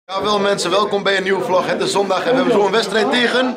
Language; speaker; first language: Dutch; native; Dutch